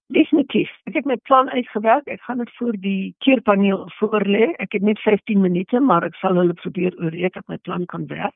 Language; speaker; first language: Afrikaans; non-native, local second language; English